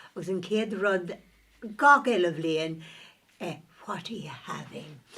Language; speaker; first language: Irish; non-native, local second language; English